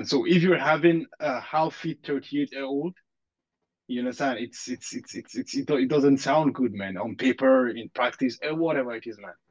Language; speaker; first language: English; non-native, local second language; Hausa